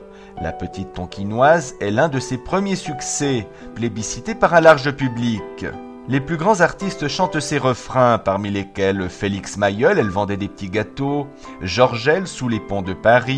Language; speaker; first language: French; native; French